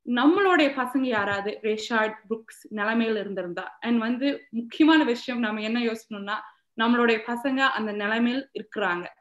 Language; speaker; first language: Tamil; early bilingual, heritage; Tamil